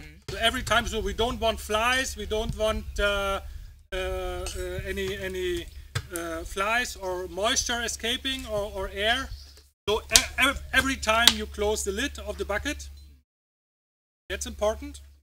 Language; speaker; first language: English; non-native, fluent; German